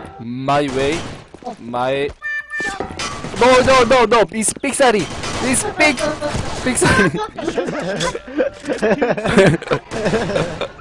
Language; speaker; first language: English; non-native, learner; Korean